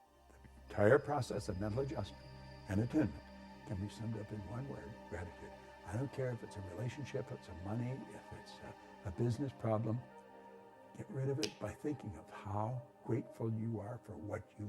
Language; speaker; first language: English; native; English